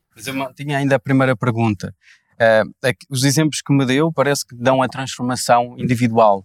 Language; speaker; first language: Portuguese; native; Portuguese